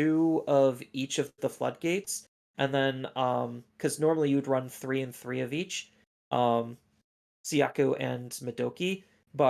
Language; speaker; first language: English; native; English